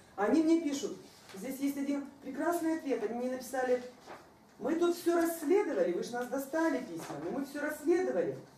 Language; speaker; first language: Russian; non-native, local second language; Ukrainian